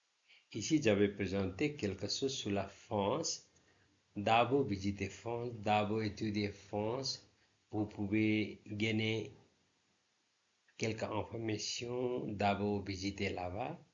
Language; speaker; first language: French; non-native, learner; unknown